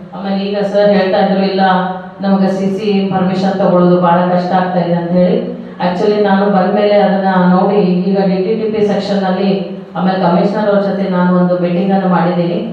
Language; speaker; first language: Kannada; native; Kannada